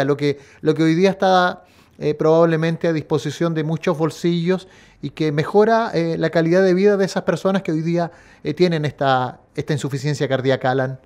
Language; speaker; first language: Spanish; native; Spanish